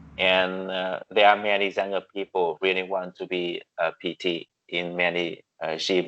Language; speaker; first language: English; non-native, learner; Vietnamese